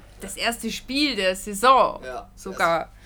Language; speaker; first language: German; native; German